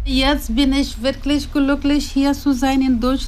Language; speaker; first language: German; non-native, learner; Persian